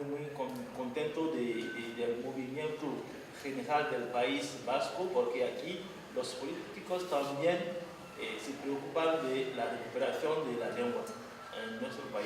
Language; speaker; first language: Spanish; non-native, fluent; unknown